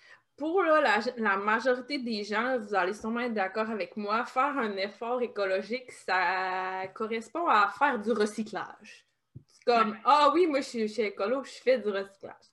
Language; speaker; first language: French; native; French